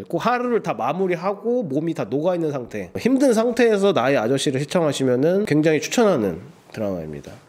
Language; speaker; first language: Korean; native; Korean